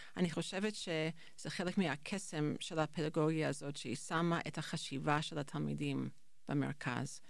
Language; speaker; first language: Hebrew; non-native, fluent; English